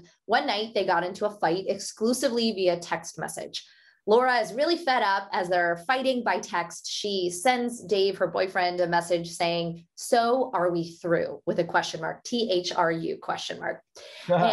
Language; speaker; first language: English; early bilingual, other home language; Hindi